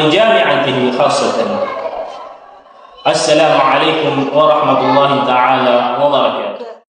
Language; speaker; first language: Arabic; non-native, fluent; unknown